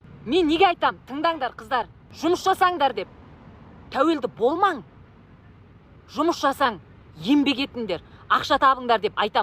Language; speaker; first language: Kazakh; native; Kazakh